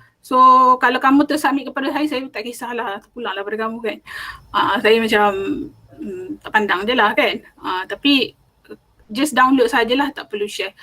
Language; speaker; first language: Malay; native; Malay